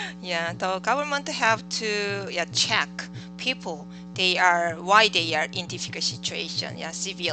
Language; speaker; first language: English; non-native, learner; Korean